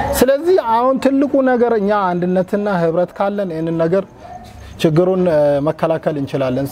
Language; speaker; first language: Amharic; non-native, local second language; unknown